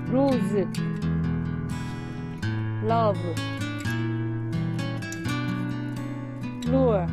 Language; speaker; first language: Korean; native; Korean